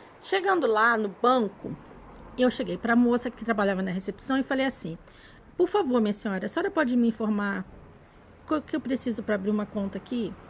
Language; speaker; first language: Portuguese; native; Portuguese